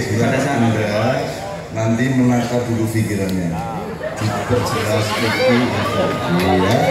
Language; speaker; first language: Indonesian; native; Indonesian